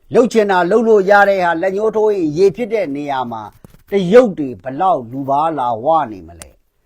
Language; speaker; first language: Burmese; non-native, local second language; Kachin